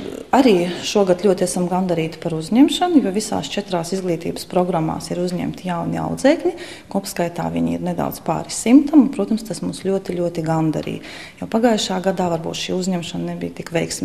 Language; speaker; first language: Latvian; native; Latvian